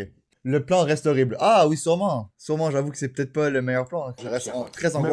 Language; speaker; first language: French; native; French